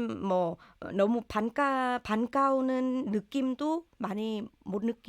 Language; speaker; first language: Korean; non-native, learner; Vietnamese